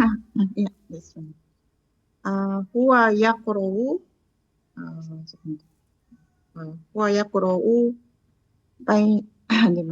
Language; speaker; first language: Arabic; non-native, learner; Indonesian